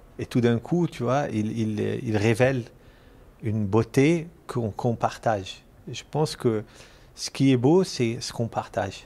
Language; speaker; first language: French; non-native, local second language; Arabic